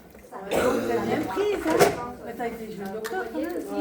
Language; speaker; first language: French; native; French